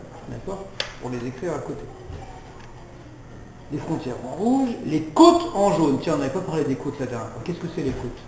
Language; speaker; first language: French; native; French